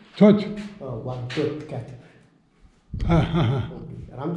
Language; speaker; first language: English; non-native, learner; Arabic